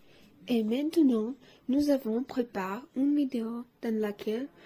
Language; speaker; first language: French; non-native, learner; Slovak